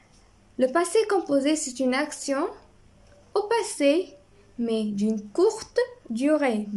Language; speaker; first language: French; non-native, fluent; Arabic